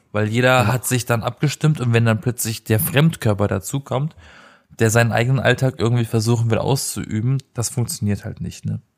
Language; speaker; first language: German; native; German